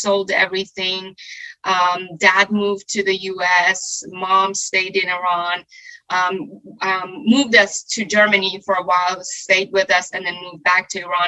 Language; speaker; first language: English; non-native, fluent; Persian